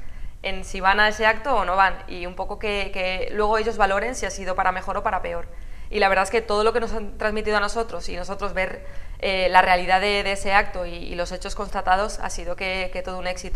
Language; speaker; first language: Spanish; native; Spanish